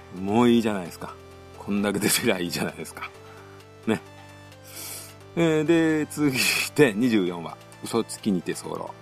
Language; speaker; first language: Japanese; native; Japanese